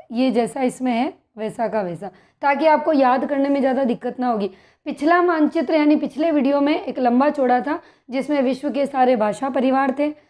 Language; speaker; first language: Hindi; native; Hindi